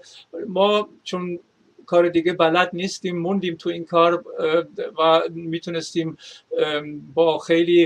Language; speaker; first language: Persian; non-native, fluent; German